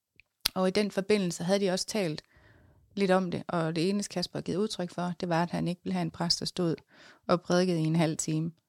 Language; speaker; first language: Danish; native; Danish